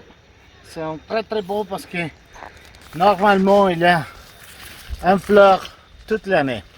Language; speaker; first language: French; non-native, fluent; Spanish